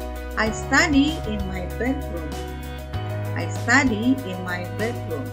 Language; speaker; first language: English; non-native, fluent; Indonesian